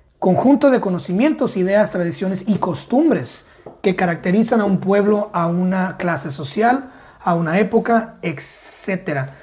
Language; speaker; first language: Spanish; native; Spanish